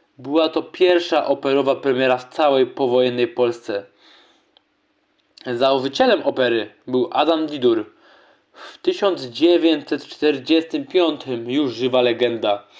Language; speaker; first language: Polish; native; Polish